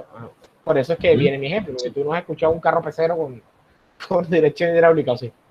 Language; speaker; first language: Spanish; native; Spanish